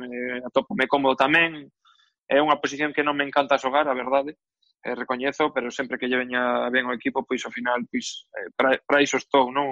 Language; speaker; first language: Galician; native; Galician